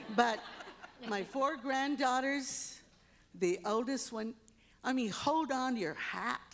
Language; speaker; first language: English; early bilingual, other home language; Spanish